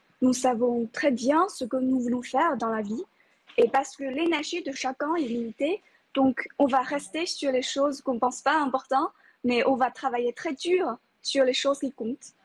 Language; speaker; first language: French; non-native, fluent; Chinese